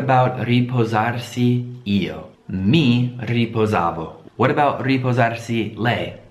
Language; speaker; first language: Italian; non-native, fluent; English